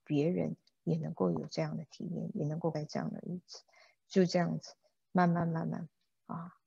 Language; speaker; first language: Chinese; native; Chinese